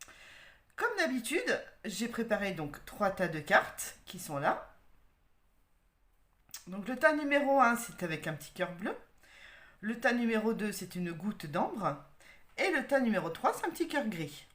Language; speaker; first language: French; native; French